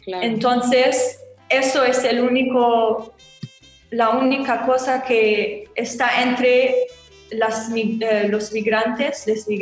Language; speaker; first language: Spanish; non-native, learner; Arabic